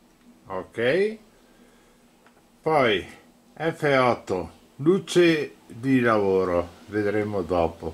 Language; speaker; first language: Italian; native; Italian